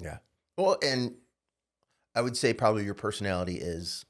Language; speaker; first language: English; native; English